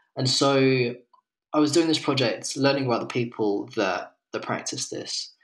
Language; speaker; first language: English; native; English